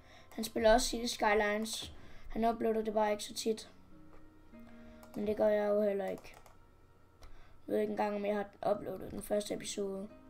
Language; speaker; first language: Danish; native; Danish